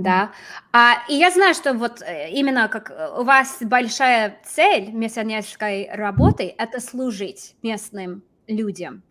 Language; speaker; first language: Russian; non-native, fluent; English